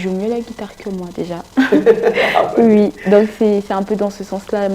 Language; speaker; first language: French; non-native, local second language; Sango